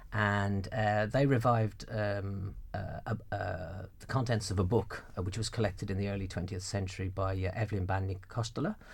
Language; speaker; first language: English; native; English